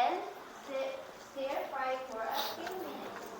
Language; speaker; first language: English; non-native, learner; Indonesian